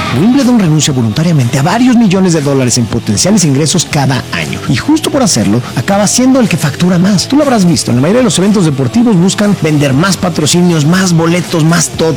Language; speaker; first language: Spanish; native; Spanish